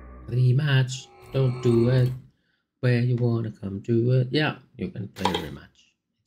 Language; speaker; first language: English; non-native, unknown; Finnish